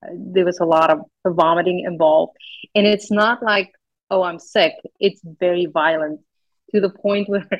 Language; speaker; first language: English; non-native, local second language; Afrikaans